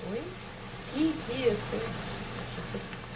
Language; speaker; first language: French; non-native, learner; Russian